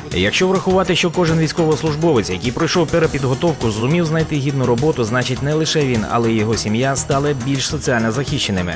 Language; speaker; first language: Ukrainian; native; Ukrainian